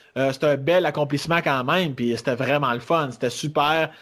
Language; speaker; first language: French; native; French